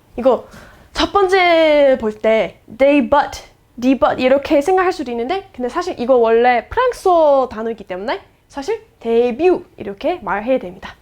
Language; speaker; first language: Korean; non-native, fluent; English